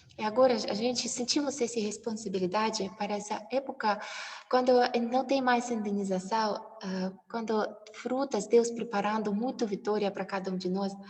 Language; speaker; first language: Portuguese; non-native, learner; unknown